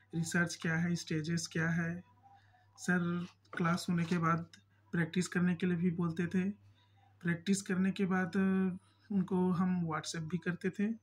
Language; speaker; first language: Hindi; native; Hindi